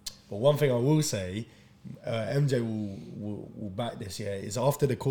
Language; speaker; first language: English; native; English